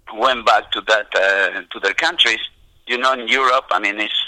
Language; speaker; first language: English; non-native, fluent; Spanish